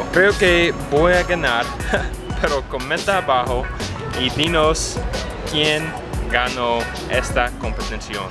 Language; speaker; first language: Spanish; non-native, learner; English